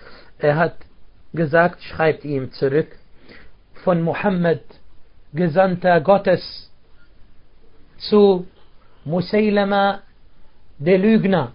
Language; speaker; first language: German; non-native, fluent; Arabic